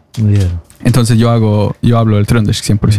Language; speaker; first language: Spanish; non-native, fluent; Norwegian